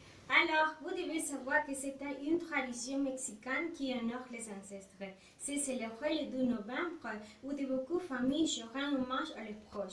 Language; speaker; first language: French; non-native, learner; Spanish